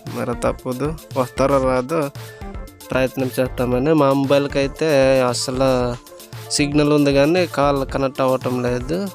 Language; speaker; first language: Telugu; non-native, local second language; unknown